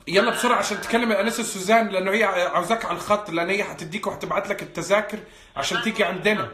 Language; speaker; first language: Arabic; native; Arabic